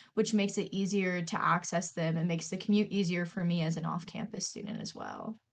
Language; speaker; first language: English; native; English